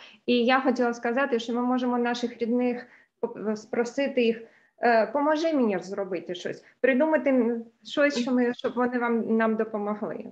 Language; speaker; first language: Ukrainian; non-native, local second language; Russian